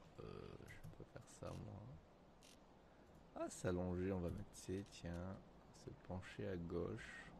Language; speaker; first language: French; native; French